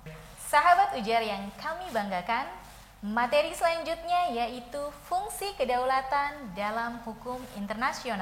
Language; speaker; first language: Indonesian; native; Indonesian